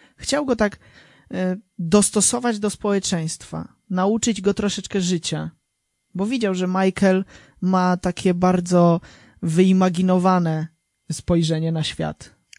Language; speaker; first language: Polish; native; Polish